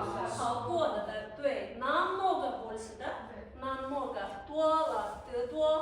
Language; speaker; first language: Russian; non-native, local second language; Kyrgyz